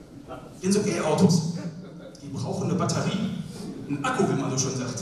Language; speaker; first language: German; native; German